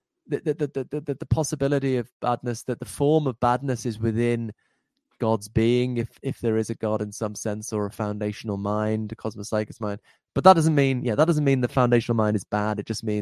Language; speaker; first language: English; native; English